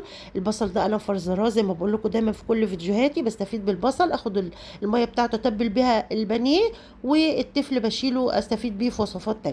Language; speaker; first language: Arabic; native; Arabic